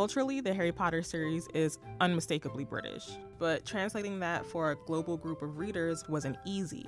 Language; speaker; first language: English; native; English